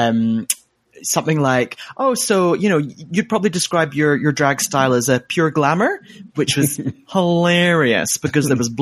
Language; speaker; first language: English; native; English